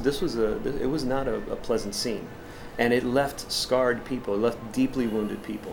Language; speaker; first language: English; early bilingual, other home language; Spanish